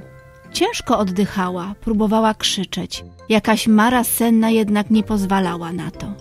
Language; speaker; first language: Polish; native; Polish